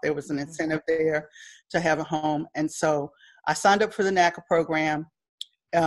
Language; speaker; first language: English; native; English